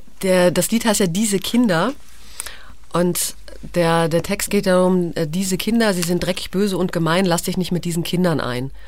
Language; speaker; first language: German; native; German